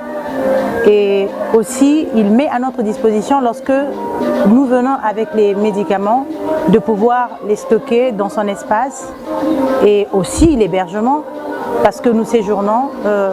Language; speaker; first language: French; non-native, local second language; Lingala